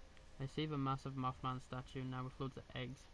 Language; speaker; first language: English; native; English